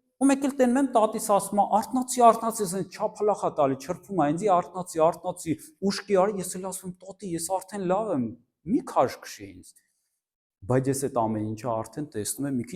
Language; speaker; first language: Armenian; early bilingual, heritage; Armenian